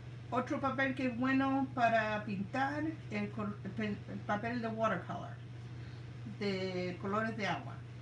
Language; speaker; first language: Spanish; early bilingual, heritage; Spanish